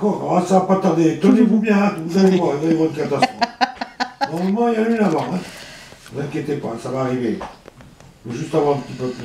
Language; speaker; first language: French; native; French